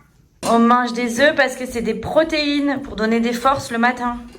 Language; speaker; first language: French; native; French